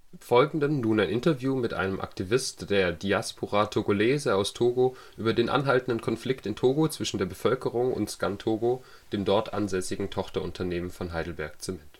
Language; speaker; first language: German; native; German